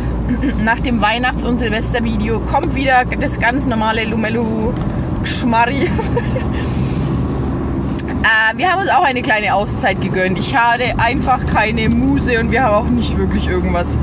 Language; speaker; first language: German; native; German